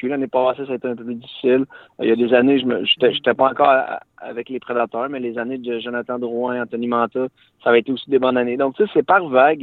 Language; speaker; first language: French; native; French